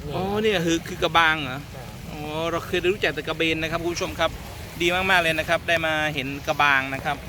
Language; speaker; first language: Thai; native; Thai